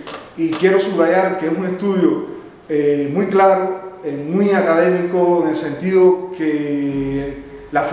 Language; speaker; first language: Spanish; native; Spanish